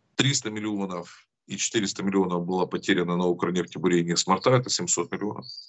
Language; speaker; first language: Russian; native; Russian